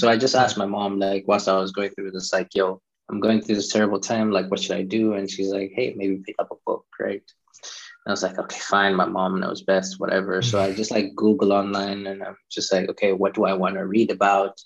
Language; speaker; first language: English; non-native, local second language; Shona